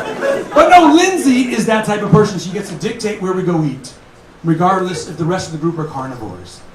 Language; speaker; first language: English; native; English